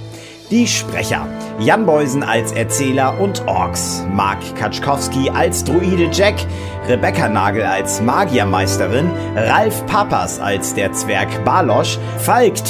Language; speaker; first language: German; native; German